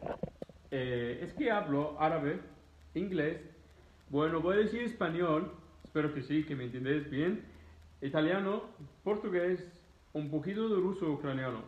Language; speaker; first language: Spanish; non-native, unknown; Arabic